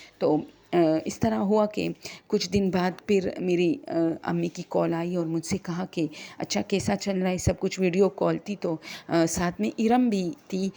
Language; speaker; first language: Urdu; non-native, local second language; Pashto